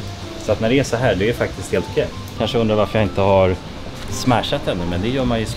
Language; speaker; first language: Swedish; native; Swedish